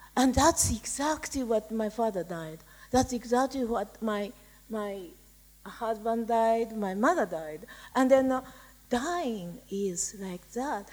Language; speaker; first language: English; non-native, fluent; Japanese